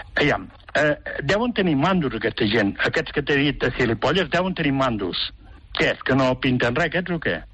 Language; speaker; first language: Catalan; native; Catalan